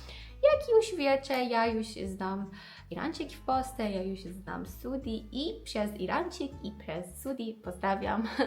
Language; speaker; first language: Polish; non-native, fluent; Persian